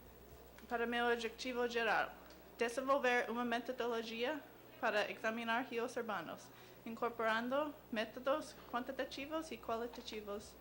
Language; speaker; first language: Portuguese; non-native, learner; English